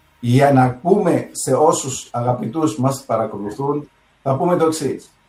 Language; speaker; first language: Greek; early bilingual, heritage; Arabic